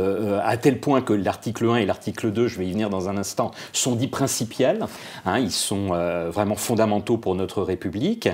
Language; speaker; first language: French; native; French